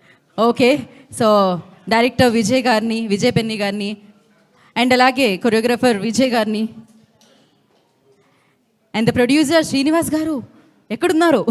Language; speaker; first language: Telugu; native; Telugu